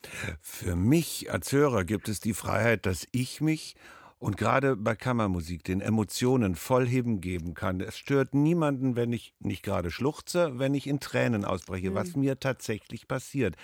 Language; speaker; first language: German; native; German